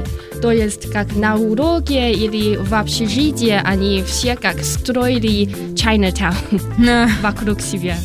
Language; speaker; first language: Russian; non-native, learner; Chinese